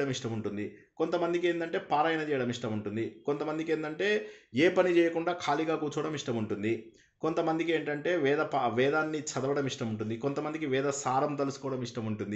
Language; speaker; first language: Telugu; native; Telugu